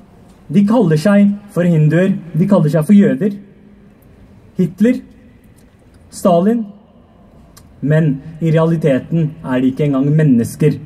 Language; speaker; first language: Norwegian; early bilingual, other home language; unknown